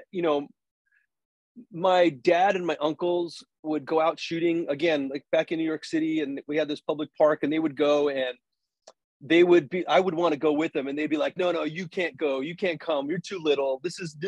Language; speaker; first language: English; native; English